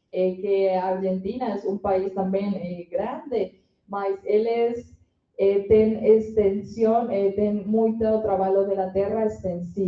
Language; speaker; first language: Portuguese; non-native, learner; Spanish